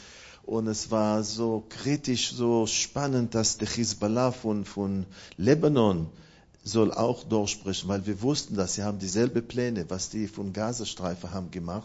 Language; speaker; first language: German; non-native, fluent; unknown